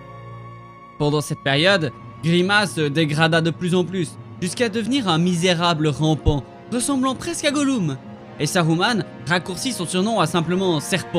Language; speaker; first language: French; native; French